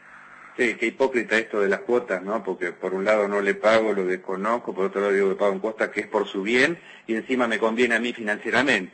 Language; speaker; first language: Spanish; native; Spanish